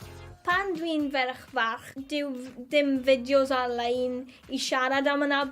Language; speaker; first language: Welsh; non-native, learner; English